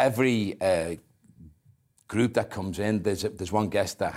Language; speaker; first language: English; native; English